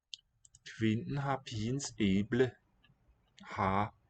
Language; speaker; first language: Danish; non-native, learner; English